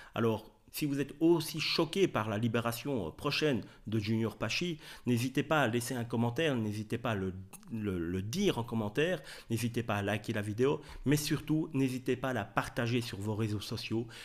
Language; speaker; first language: French; native; French